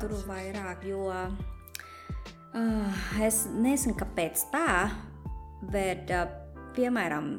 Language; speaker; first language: Latvian; non-native, fluent; Thai